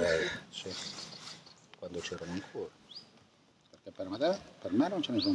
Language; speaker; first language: Italian; native; Italian